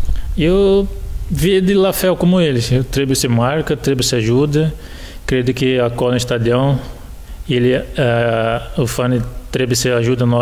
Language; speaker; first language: Romanian; non-native, learner; Portuguese